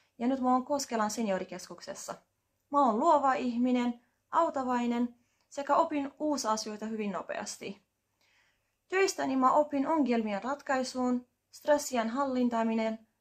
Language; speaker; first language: Finnish; non-native, learner; Arabic